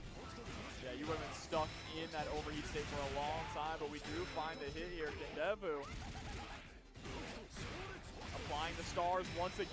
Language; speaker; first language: English; native; English